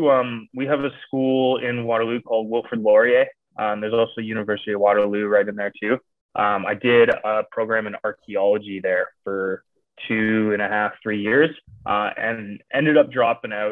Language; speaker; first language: English; native; English